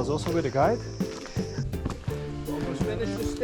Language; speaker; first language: English; non-native, fluent; Dutch